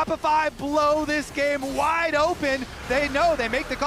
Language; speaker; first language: English; native; English